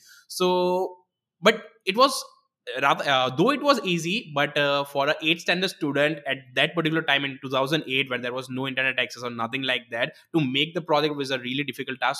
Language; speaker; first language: English; non-native, local second language; Gujarati